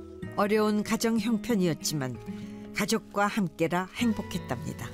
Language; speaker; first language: Korean; native; Korean